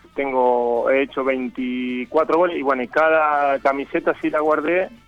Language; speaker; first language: Spanish; native; Spanish